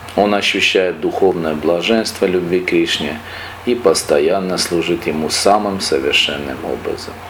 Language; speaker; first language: Russian; non-native, local second language; Armenian